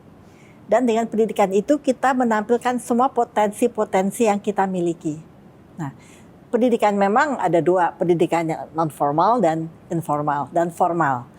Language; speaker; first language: Indonesian; native; Indonesian